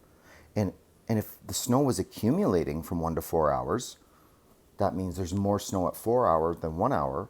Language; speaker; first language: English; native; English